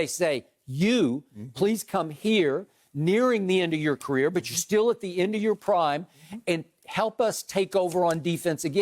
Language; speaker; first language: English; native; English